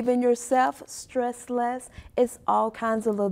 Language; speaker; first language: English; native; English